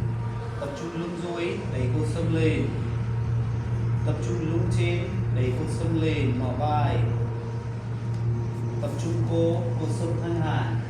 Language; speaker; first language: Vietnamese; non-native, learner; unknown